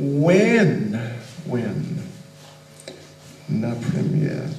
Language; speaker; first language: Russian; non-native, learner; English